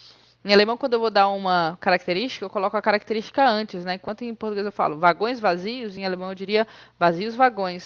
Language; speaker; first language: Portuguese; native; Portuguese